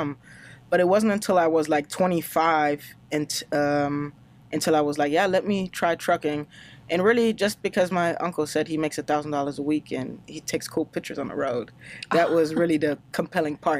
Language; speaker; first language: English; non-native, fluent; German